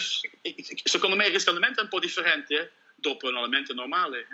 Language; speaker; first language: Italian; non-native, learner; Dutch